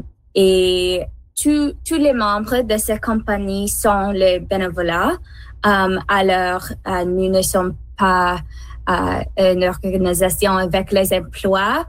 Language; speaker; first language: French; non-native, learner; English